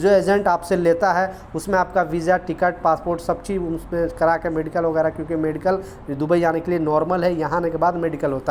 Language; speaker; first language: Hindi; native; Hindi